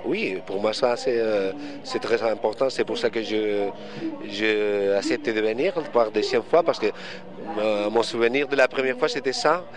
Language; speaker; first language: French; non-native, fluent; Spanish